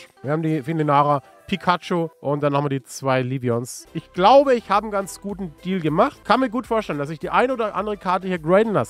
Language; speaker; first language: German; native; German